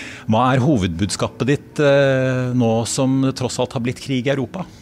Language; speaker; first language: Norwegian; native; Norwegian